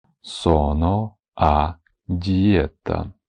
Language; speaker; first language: Italian; non-native, fluent; Ukrainian